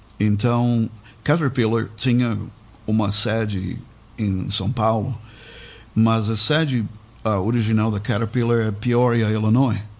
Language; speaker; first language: Portuguese; native; Portuguese